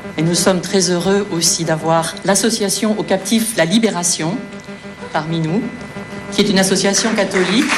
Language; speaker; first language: French; native; French